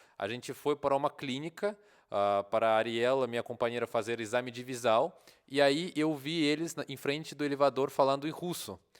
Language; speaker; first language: Portuguese; non-native, fluent; Russian